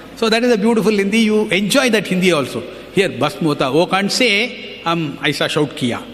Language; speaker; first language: English; non-native, local second language; Tamil